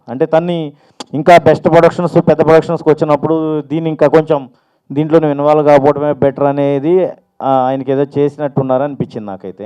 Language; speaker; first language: Telugu; native; Telugu